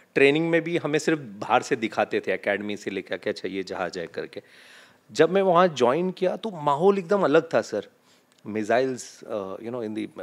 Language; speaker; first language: Hindi; non-native, local second language; Malayalam